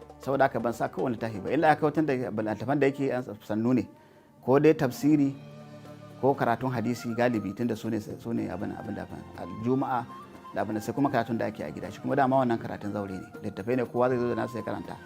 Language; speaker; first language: Hausa; native; Hausa